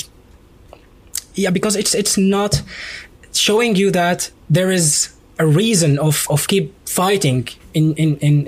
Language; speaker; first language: English; non-native, fluent; Arabic